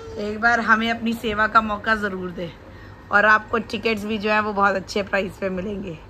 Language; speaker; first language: Hindi; native; Hindi